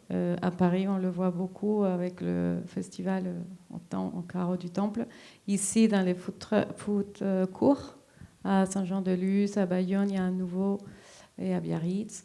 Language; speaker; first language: French; non-native, fluent; Spanish